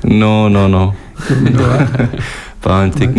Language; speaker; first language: French; non-native, learner; German